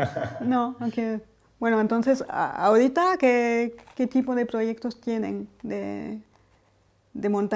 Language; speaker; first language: Spanish; non-native, fluent; French